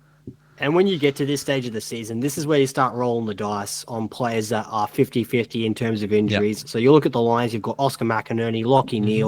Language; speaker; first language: English; native; English